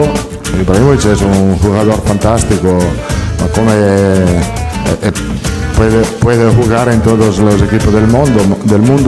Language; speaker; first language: Spanish; non-native, learner; Italian